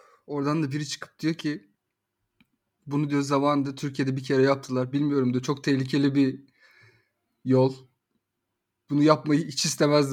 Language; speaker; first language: Turkish; native; Turkish